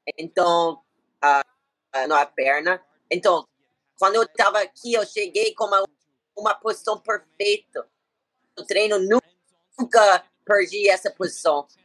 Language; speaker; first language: Portuguese; non-native, learner; English